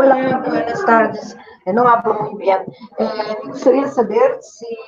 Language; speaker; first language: Spanish; non-native, learner; Portuguese